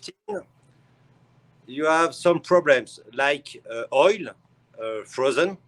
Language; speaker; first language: English; non-native, learner; French